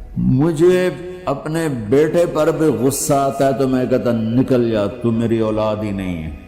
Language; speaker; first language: Urdu; non-native, local second language; Punjabi